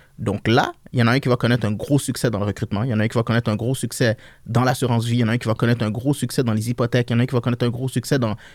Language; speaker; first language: French; early bilingual, other home language; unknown